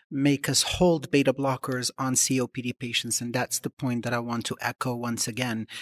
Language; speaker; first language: English; non-native, fluent; Arabic